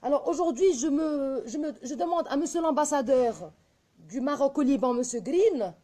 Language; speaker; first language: French; non-native, local second language; Arabic